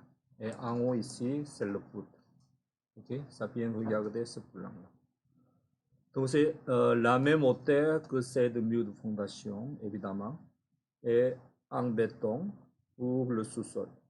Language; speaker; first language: French; non-native, fluent; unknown